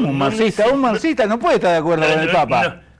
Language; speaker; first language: Spanish; native; Spanish